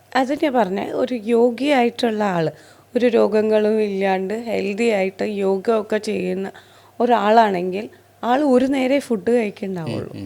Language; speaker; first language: Malayalam; non-native, local second language; Hindi